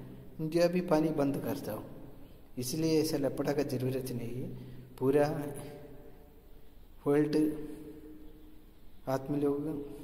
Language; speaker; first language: Hindi; non-native, local second language; Malayalam